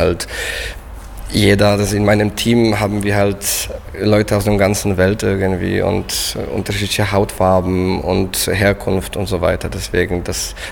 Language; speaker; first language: German; non-native, fluent; Polish